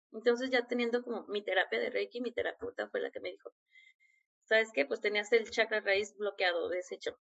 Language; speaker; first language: Spanish; native; Spanish